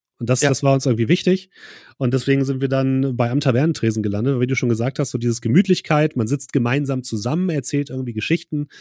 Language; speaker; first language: German; native; German